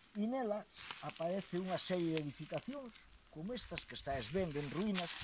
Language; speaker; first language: Galician; native; Galician